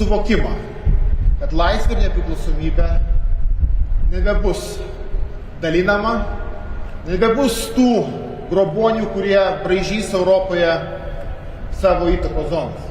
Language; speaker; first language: Lithuanian; native; Lithuanian